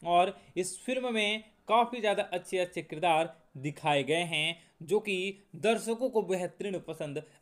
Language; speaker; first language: Hindi; native; Hindi